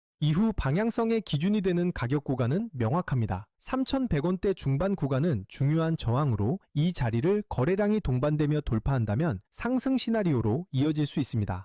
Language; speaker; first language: Korean; native; Korean